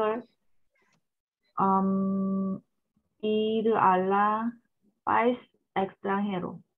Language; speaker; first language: Spanish; non-native, learner; Korean